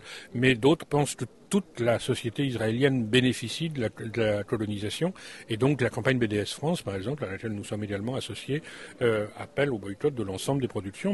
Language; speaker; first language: French; native; French